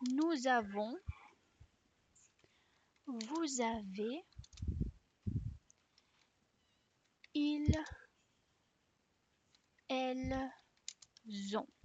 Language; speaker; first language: French; non-native, fluent; Spanish